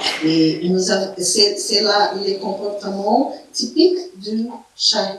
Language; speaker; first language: French; non-native, fluent; Portuguese